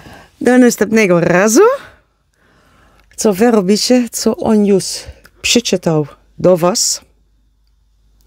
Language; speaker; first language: Polish; non-native, learner; Dutch